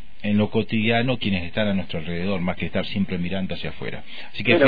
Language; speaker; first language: Spanish; native; Spanish